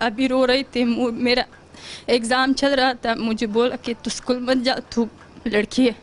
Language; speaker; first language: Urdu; non-native, learner; Pashto